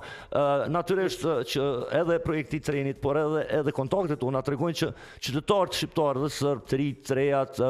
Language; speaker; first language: Albanian; native; Albanian